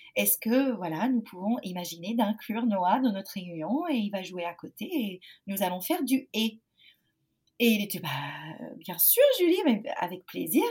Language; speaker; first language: French; non-native, fluent; English